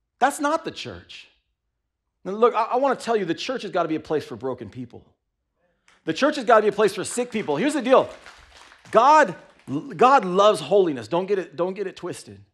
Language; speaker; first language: English; native; English